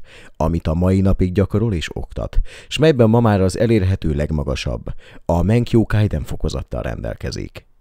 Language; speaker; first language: Hungarian; native; Hungarian